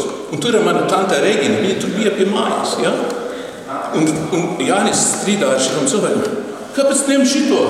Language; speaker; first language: Latvian; early bilingual, heritage; Latvian